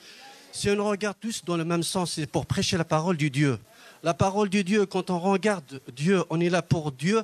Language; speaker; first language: French; non-native, local second language; Kabyle